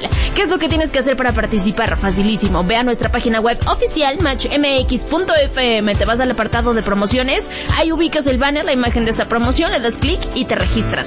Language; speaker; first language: Spanish; native; Spanish